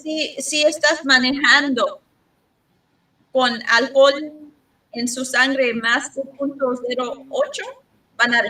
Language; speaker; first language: Spanish; non-native, learner; English